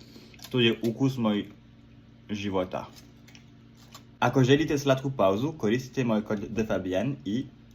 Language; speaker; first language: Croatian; non-native, learner; French